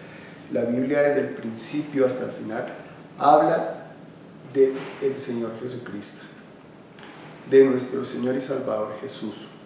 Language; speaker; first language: Spanish; native; Spanish